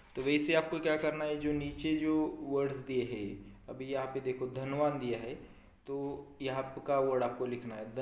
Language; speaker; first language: Hindi; non-native, local second language; Marathi